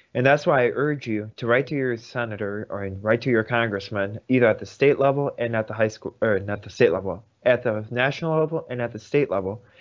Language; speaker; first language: English; early bilingual, other home language; Russian